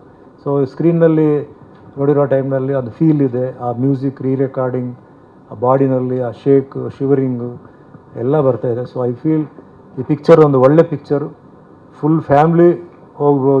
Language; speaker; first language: Kannada; non-native, fluent; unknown